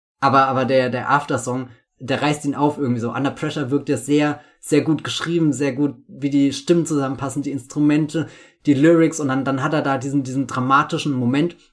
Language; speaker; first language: German; native; German